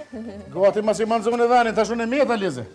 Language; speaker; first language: Albanian; native; Albanian